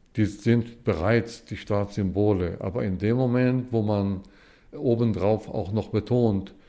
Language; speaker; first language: German; early bilingual, heritage; Hebrew